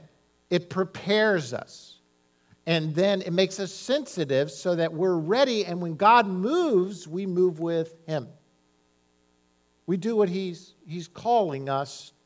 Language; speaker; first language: English; native; English